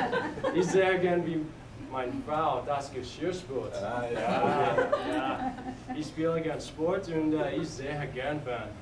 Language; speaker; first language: German; non-native, learner; English